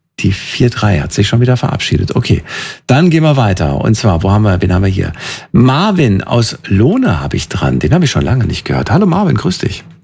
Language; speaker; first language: German; native; German